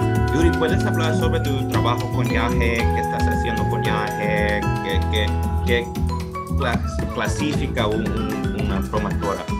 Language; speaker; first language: Spanish; non-native, learner; English